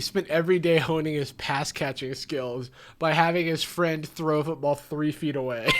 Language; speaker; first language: English; native; English